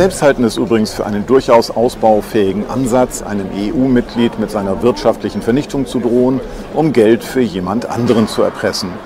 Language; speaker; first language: German; native; German